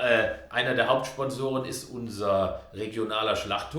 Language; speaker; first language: German; native; German